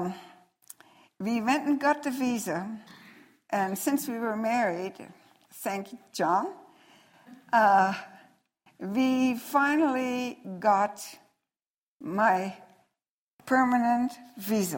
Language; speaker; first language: English; non-native, fluent; Dutch